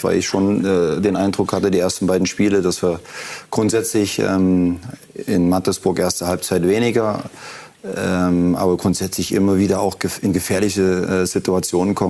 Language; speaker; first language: German; native; German